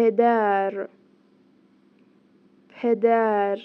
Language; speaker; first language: Persian; non-native, fluent; Turkish